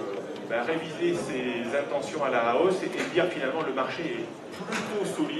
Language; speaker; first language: French; native; French